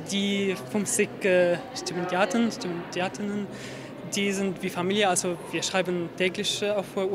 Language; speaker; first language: German; non-native, fluent; Arabic